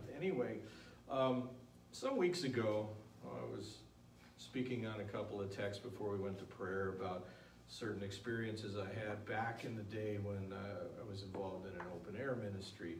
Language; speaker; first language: English; native; English